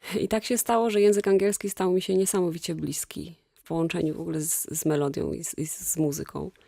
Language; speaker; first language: Polish; native; Polish